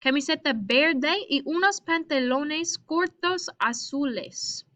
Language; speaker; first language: Spanish; non-native, fluent; English